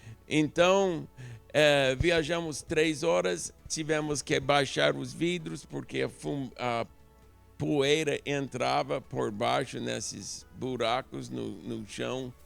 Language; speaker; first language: Portuguese; non-native, local second language; English